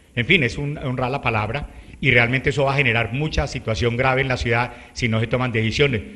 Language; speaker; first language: Spanish; native; Spanish